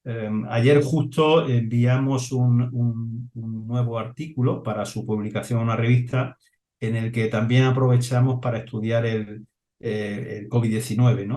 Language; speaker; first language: Spanish; native; Spanish